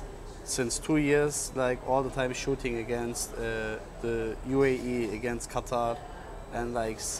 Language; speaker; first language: English; non-native, learner; German